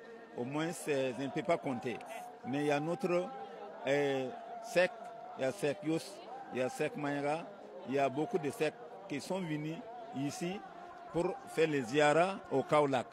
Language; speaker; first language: French; non-native, local second language; Mossi